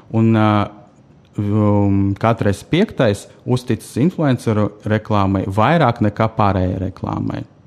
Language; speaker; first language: Latvian; non-native, local second language; Russian